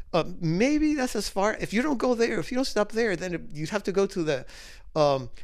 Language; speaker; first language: English; early bilingual, other home language; Spanish